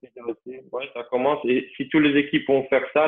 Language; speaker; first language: French; non-native, local second language; Dutch